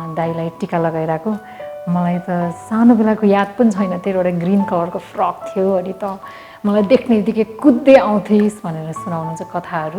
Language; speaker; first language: Nepali; native; Nepali